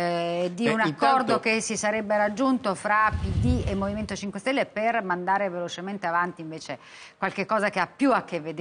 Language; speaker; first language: Italian; native; Italian